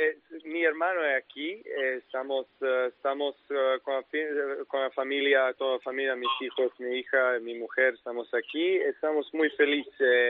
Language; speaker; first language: Spanish; non-native, learner; Serbian